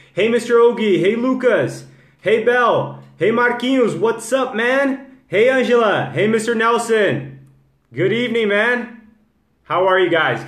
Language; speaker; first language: English; non-native, fluent; Portuguese